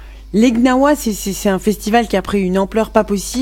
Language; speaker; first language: French; non-native, local second language; Arabic